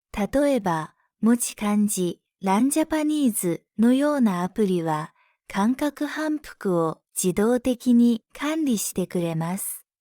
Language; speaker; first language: Japanese; native; Japanese